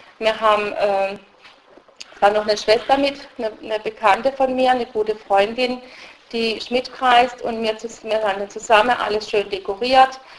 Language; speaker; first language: German; early bilingual, other home language; Russian